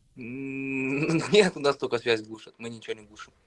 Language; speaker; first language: Russian; native; Russian